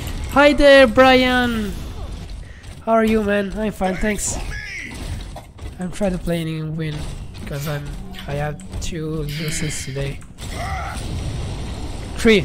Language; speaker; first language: English; non-native, learner; Italian